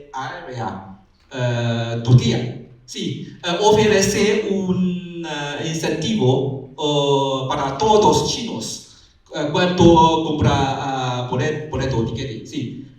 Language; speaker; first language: Spanish; non-native, learner; Chinese